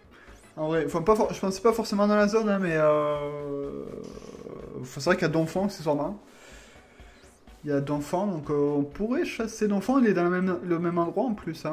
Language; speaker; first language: French; native; French